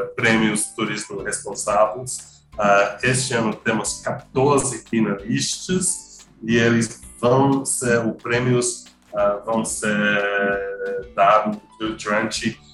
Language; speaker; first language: Portuguese; non-native, fluent; English